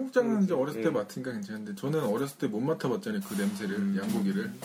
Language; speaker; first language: Korean; native; Korean